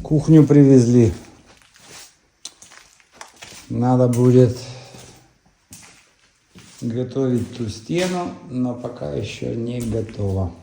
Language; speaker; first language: Russian; native; Russian